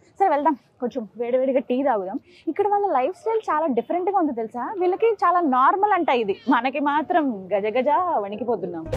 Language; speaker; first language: Telugu; native; Telugu